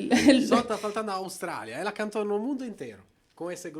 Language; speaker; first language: Portuguese; non-native, fluent; Italian